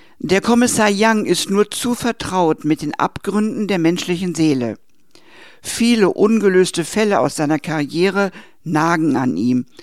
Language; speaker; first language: German; native; German